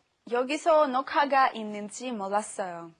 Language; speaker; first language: Korean; non-native, learner; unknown